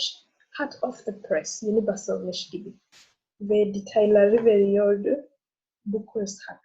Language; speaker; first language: Turkish; non-native, learner; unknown